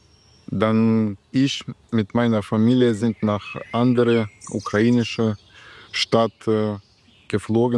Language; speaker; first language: German; non-native, learner; Ukrainian